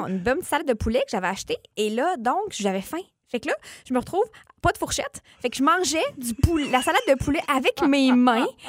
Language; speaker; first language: French; native; French